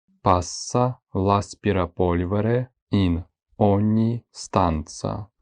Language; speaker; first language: Italian; non-native, fluent; Ukrainian